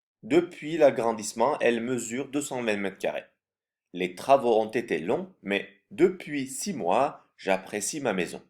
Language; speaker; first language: French; non-native, fluent; Turkish